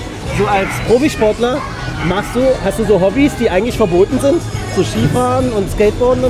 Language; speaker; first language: German; native; German